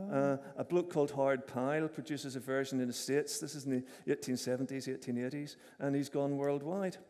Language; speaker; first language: English; native; English